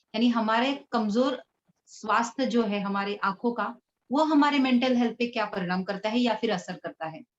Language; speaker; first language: Hindi; non-native, local second language; Marathi